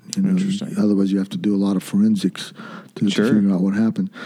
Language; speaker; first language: English; early bilingual, other home language; Arabic